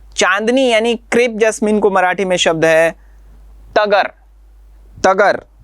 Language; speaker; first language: Hindi; non-native, local second language; Marathi